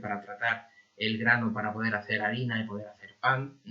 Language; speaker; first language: Spanish; native; Spanish